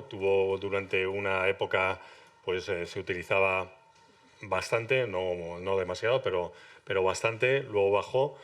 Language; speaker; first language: Spanish; native; Spanish